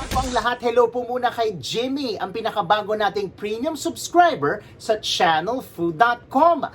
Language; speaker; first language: Filipino; native; Filipino